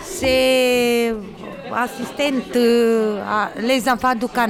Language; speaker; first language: French; non-native, learner; Romanian